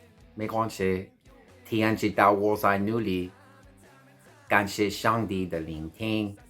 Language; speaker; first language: Chinese; non-native, learner; English